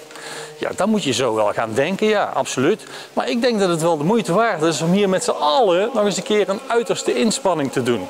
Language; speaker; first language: Dutch; native; Dutch